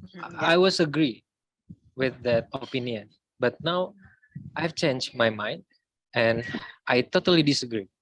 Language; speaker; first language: English; non-native, learner; Indonesian